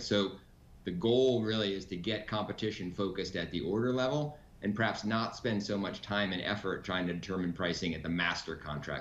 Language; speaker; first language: English; native; English